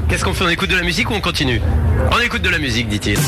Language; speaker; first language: French; native; French